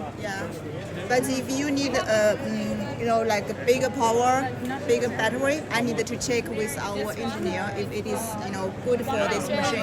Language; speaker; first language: English; non-native, learner; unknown